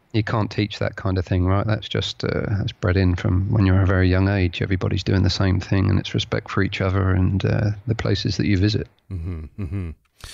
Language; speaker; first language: English; native; English